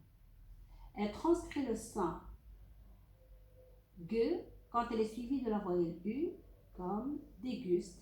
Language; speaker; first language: French; non-native, local second language; Arabic